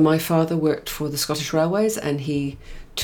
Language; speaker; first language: English; native; English